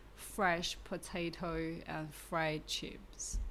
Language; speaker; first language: English; non-native, learner; Chinese